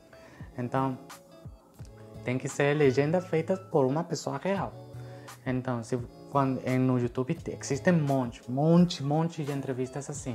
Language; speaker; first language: Portuguese; non-native, fluent; Spanish